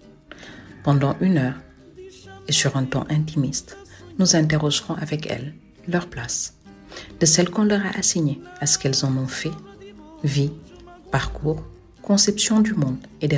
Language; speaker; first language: French; non-native, local second language; Wolof